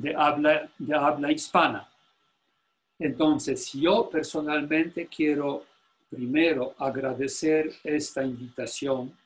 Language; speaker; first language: Spanish; non-native, fluent; Polish